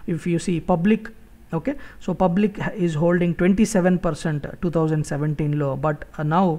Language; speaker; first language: English; non-native, local second language; Telugu